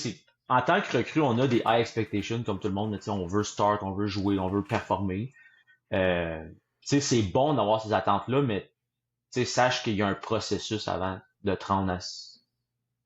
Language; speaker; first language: French; native; French